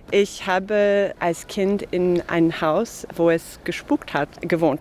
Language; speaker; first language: German; non-native, fluent; English